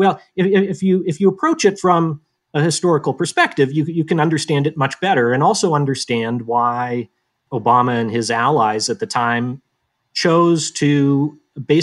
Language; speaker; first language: English; native; English